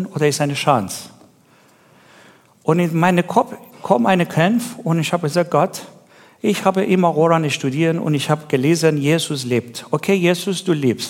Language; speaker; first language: German; non-native, learner; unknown